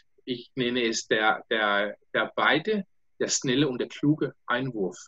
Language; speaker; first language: German; non-native, learner; Danish